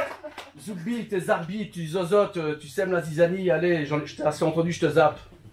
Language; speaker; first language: French; early bilingual, other home language; Turkish